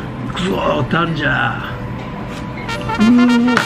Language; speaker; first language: Japanese; native; Japanese